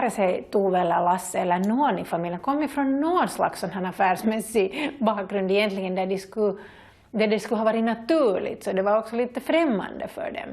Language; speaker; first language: Swedish; native; Swedish